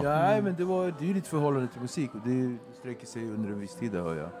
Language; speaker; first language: Swedish; native; Swedish